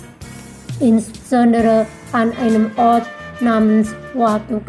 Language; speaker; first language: German; non-native, fluent; Indonesian